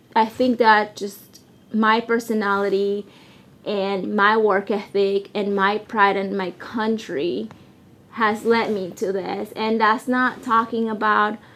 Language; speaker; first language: English; early bilingual, other home language; Spanish